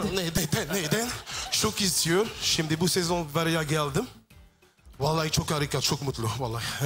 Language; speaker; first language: Turkish; non-native, learner; French